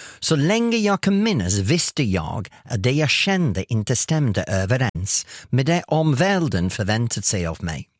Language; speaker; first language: Swedish; non-native, fluent; English